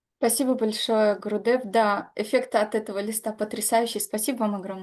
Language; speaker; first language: Russian; native; Russian